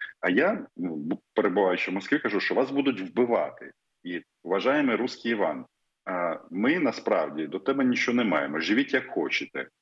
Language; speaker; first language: Ukrainian; native; Ukrainian